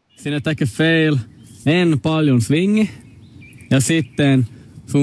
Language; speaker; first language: Finnish; non-native, local second language; Swedish